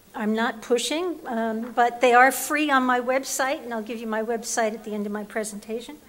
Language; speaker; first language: English; native; English